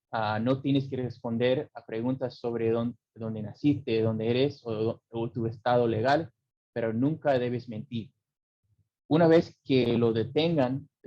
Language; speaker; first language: Spanish; early bilingual, heritage; English